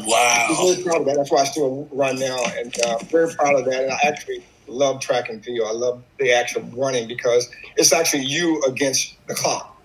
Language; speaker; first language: English; native; English